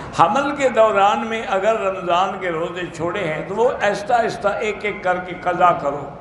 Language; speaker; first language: Urdu; early bilingual, heritage; Urdu